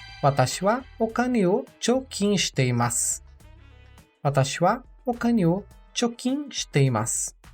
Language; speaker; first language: Japanese; non-native, learner; Portuguese